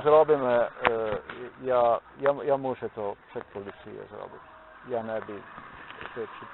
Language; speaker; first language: Polish; non-native, learner; Slovenian